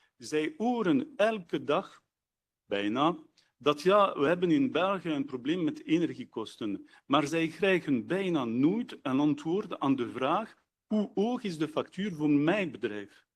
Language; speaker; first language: Dutch; non-native, local second language; French